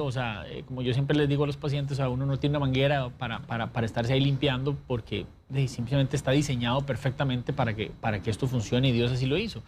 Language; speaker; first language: Spanish; native; Spanish